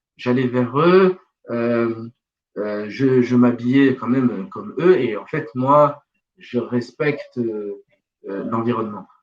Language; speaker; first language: French; non-native, local second language; Wolof